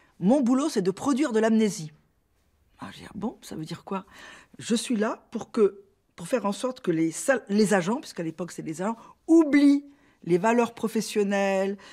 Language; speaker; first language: French; native; French